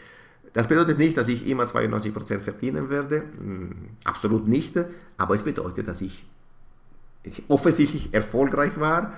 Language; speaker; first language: German; non-native, fluent; Italian